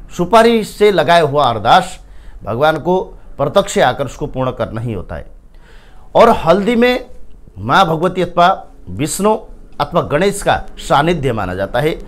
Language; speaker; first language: Hindi; native; Hindi